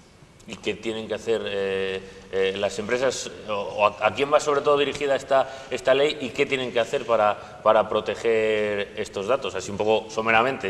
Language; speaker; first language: Spanish; native; Spanish